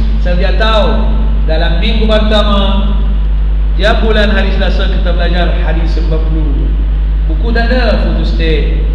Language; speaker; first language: Malay; non-native, fluent; Arabic